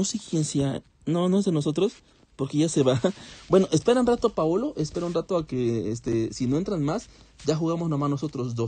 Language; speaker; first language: Spanish; native; Spanish